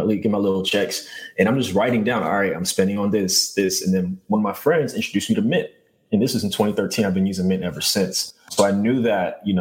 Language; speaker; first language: English; native; English